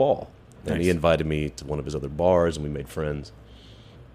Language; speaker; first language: English; native; English